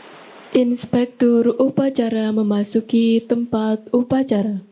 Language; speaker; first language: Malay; non-native, local second language; Balinese